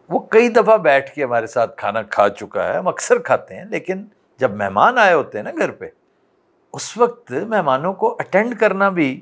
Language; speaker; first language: Urdu; non-native, local second language; Punjabi